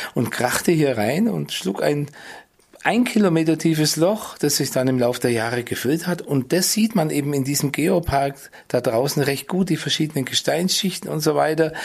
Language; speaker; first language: German; native; German